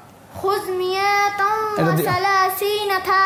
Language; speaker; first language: Arabic; non-native, learner; Bangla